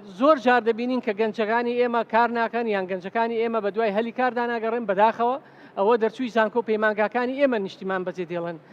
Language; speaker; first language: Central Kurdish; native; Central Kurdish